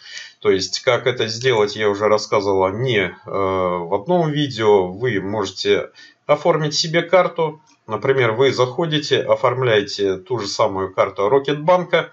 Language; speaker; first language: Russian; native; Russian